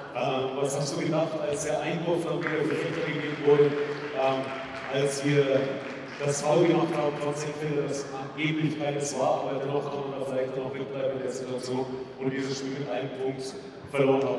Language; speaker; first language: German; native; German